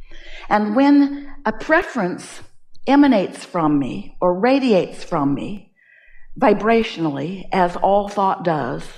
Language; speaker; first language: English; native; English